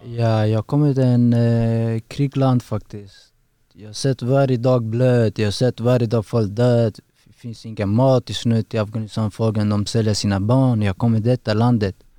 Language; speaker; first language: Swedish; non-native, learner; Persian